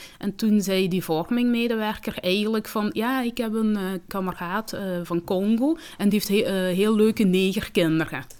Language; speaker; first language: Dutch; early bilingual, other home language; Kinyarwanda